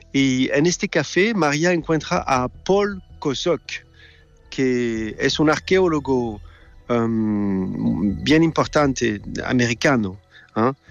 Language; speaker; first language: Spanish; non-native, fluent; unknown